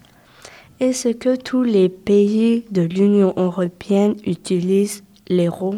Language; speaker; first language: French; non-native, local second language; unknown